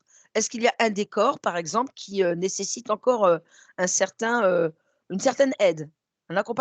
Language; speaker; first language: French; native; French